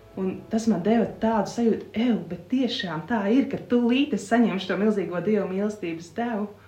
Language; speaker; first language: Latvian; native; Latvian